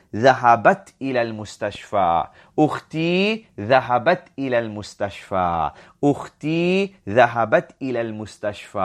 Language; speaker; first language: Arabic; non-native, fluent; English